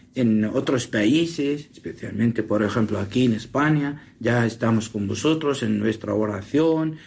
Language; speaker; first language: Spanish; non-native, learner; Assyrian Neo-Aramaic